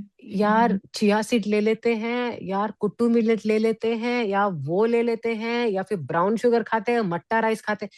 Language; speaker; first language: Hindi; native; Hindi